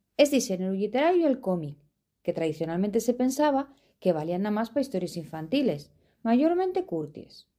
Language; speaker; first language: Asturian; non-native, local second language; Spanish